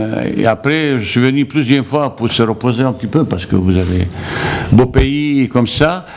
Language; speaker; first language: French; non-native, fluent; Bosnian